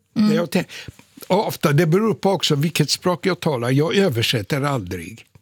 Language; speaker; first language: Swedish; non-native, fluent; Polish